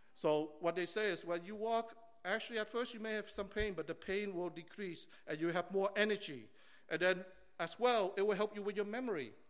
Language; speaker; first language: English; early bilingual, other home language; Vietnamese